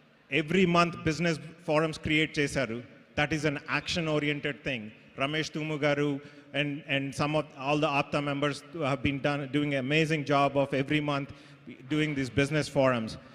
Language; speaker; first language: English; non-native, local second language; Telugu